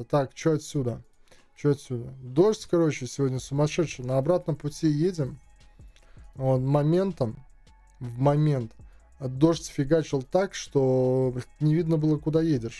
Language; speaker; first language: Russian; native; Russian